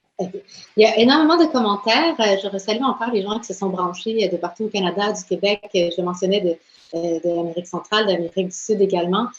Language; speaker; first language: French; early bilingual, other home language; Spanish